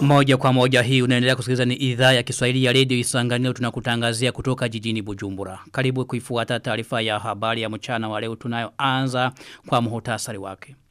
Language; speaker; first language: Swahili; non-native, local second language; Rundi